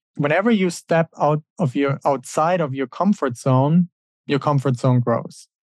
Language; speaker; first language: English; non-native, fluent; German